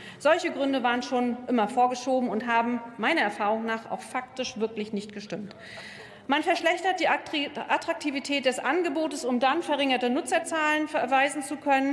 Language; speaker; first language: German; native; German